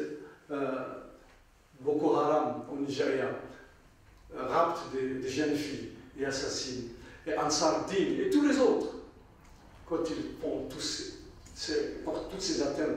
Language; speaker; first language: French; non-native, local second language; Arabic